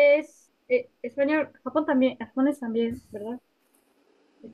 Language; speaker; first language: Spanish; non-native, learner; Japanese